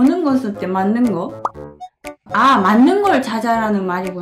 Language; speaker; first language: Korean; non-native, fluent; Japanese